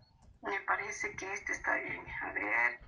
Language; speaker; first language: Spanish; native; Spanish